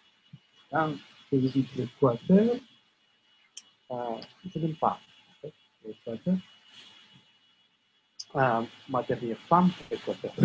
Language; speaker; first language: French; non-native, learner; Russian